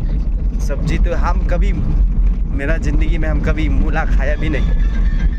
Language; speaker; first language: Hindi; non-native, local second language; Khasi